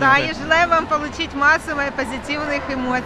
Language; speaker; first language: Russian; native; Russian